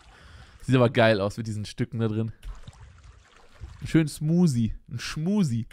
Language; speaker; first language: German; native; German